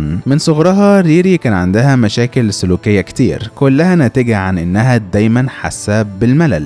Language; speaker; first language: Arabic; native; Arabic